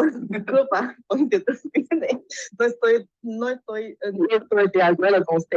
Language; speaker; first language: Spanish; non-native, learner; Chinese